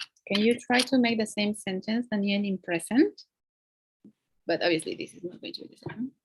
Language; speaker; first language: English; non-native, fluent; Spanish